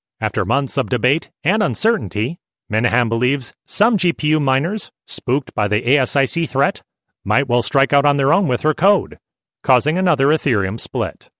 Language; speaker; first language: English; native; English